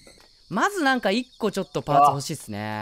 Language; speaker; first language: Japanese; native; Japanese